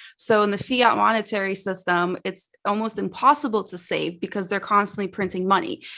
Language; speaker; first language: English; early bilingual, other home language; Russian